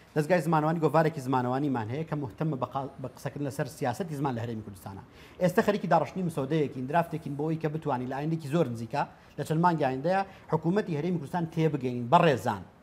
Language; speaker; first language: Central Kurdish; native; Central Kurdish